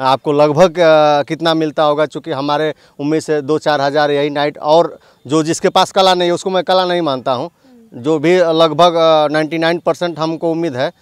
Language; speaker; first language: Hindi; native; Hindi